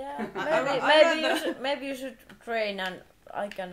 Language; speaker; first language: English; non-native, fluent; Finnish